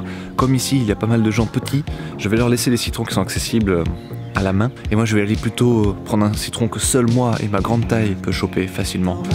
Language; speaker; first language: French; native; French